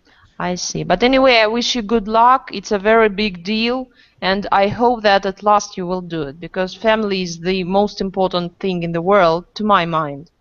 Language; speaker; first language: English; non-native, fluent; Russian